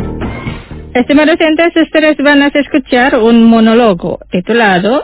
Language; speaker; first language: Spanish; non-native, fluent; Indonesian